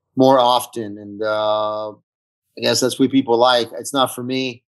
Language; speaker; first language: English; early bilingual, other home language; Italian